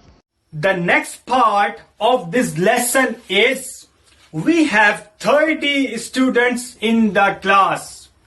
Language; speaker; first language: English; non-native, fluent; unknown